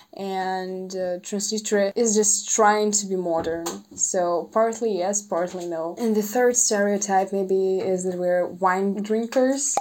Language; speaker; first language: English; non-native, fluent; Russian